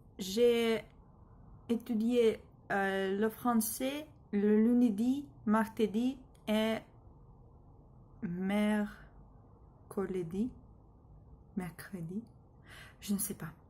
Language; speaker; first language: French; non-native, learner; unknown